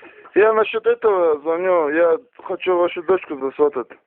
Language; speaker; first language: Russian; non-native, local second language; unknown